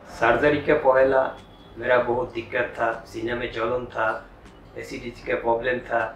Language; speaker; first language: Hindi; non-native, learner; Bangla